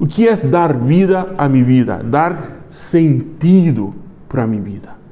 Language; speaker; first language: Spanish; non-native, learner; Portuguese